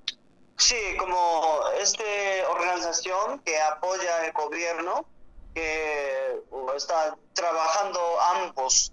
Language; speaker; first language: Spanish; non-native, learner; Korean